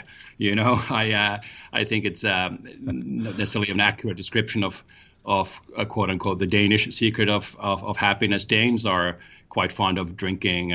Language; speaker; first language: English; non-native, fluent; Finnish